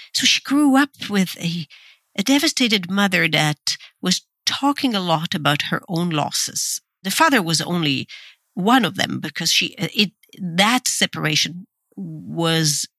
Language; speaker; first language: English; non-native, fluent; Hebrew